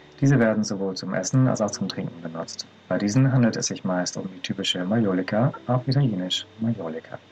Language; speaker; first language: German; native; German